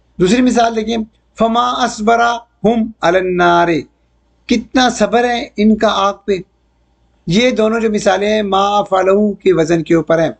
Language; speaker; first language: Urdu; native; Urdu